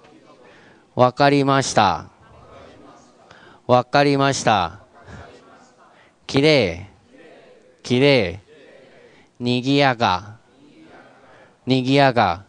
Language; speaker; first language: Japanese; non-native, fluent; Chinese